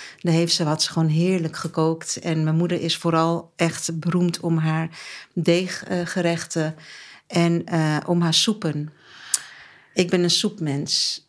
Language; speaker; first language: Dutch; early bilingual, other home language; Turkish